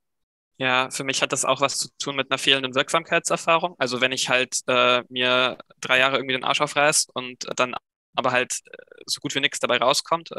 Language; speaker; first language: German; native; German